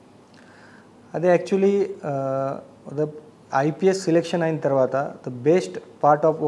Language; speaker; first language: Telugu; non-native, learner; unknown